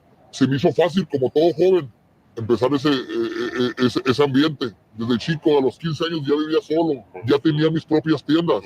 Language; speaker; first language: Spanish; native; Spanish